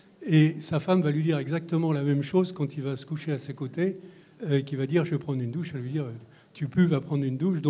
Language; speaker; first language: French; native; French